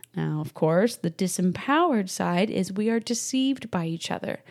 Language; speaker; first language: English; native; English